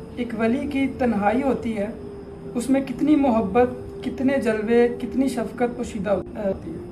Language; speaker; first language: Urdu; native; Urdu